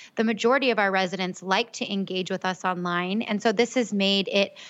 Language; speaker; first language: English; native; English